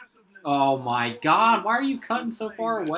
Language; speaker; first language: English; native; English